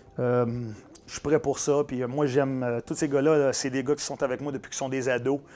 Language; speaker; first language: French; native; French